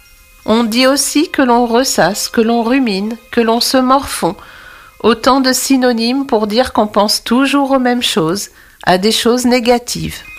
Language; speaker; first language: French; native; French